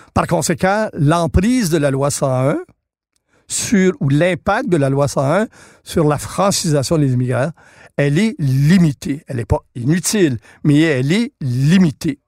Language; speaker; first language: French; native; French